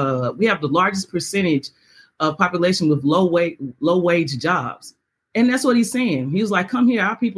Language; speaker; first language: English; native; English